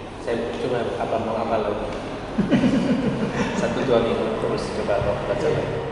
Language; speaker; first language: Indonesian; non-native, learner; Korean